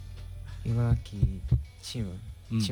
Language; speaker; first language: Japanese; non-native, learner; Korean